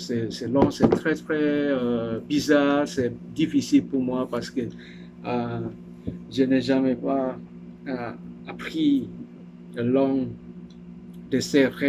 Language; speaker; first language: French; non-native, learner; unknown